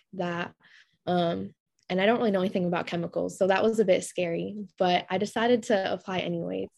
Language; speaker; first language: English; native; English